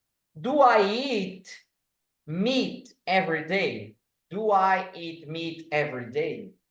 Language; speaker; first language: English; non-native, fluent; Portuguese